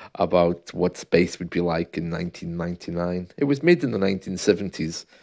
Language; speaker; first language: English; native; English